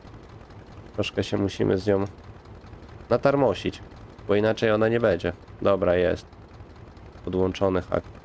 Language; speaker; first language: Polish; native; Polish